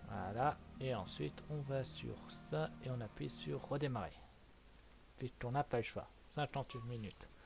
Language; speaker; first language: French; native; French